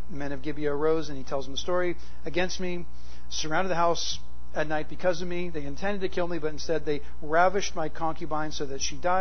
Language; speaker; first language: English; native; English